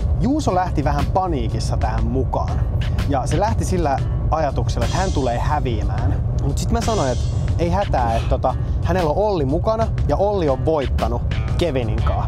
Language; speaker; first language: Finnish; native; Finnish